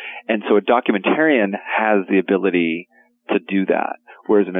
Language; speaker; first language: English; native; English